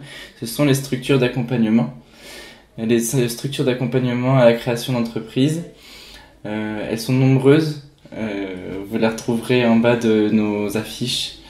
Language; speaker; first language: French; native; French